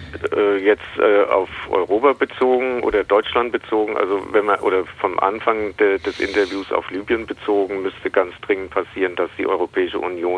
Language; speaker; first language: German; native; German